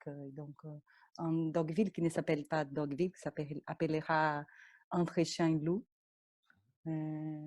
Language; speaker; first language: French; non-native, fluent; Portuguese